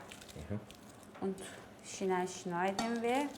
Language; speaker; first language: German; non-native, learner; Turkish